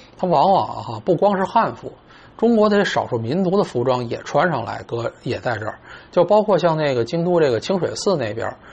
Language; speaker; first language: Chinese; native; Chinese